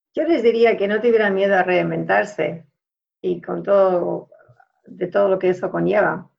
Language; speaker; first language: Spanish; early bilingual, heritage; Spanish